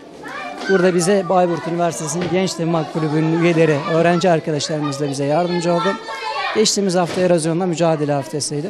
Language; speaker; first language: Turkish; native; Turkish